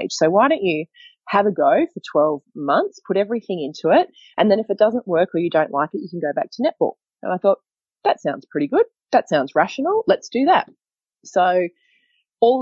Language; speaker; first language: English; native; English